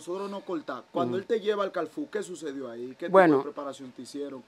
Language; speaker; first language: Spanish; native; Spanish